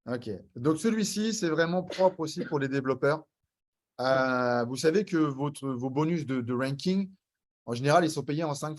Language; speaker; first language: French; native; French